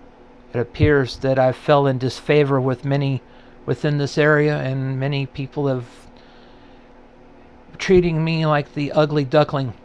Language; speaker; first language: English; native; English